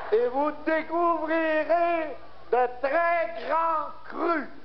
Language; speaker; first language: French; native; French